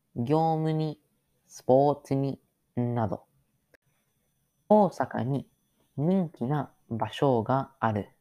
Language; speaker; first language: Japanese; non-native, learner; English